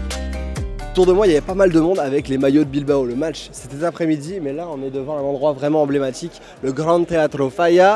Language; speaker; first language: French; native; French